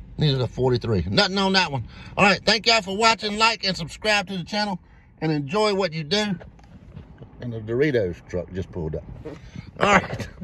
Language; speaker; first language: English; native; English